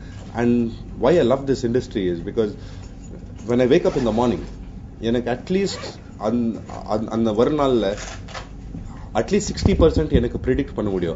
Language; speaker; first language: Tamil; non-native, learner; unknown